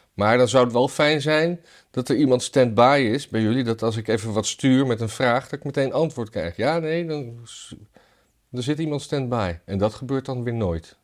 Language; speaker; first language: Dutch; native; Dutch